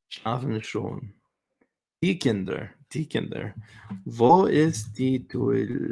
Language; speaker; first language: German; non-native, learner; English